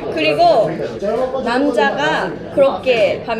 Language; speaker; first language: Korean; non-native, learner; Japanese